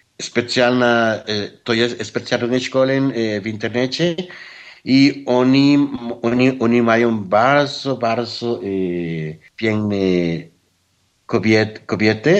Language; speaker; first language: Polish; non-native, learner; Spanish